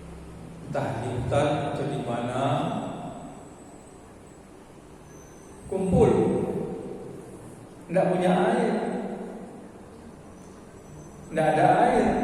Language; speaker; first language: Indonesian; native; Indonesian